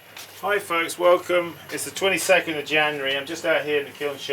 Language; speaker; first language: English; native; English